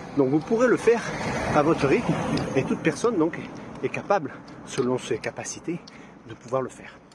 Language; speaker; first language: French; native; French